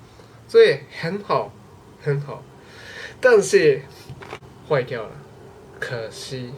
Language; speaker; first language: Chinese; non-native, learner; Japanese